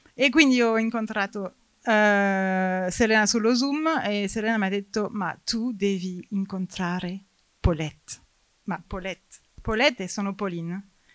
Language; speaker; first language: Italian; non-native, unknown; French